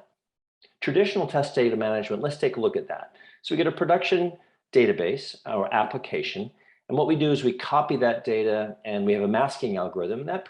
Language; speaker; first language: English; native; English